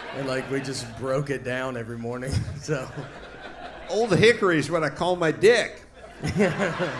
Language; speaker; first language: English; native; English